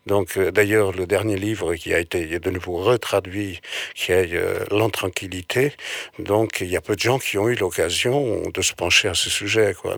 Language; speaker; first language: French; non-native, fluent; Portuguese